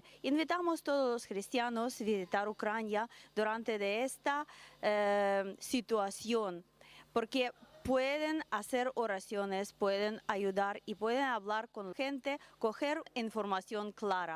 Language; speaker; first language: Spanish; non-native, learner; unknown